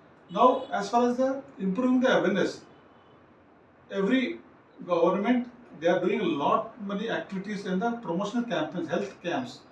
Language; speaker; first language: English; non-native, local second language; Telugu